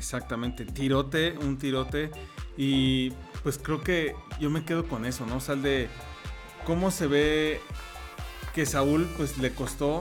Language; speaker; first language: Spanish; native; Spanish